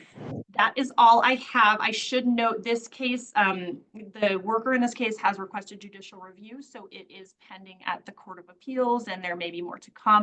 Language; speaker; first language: English; native; English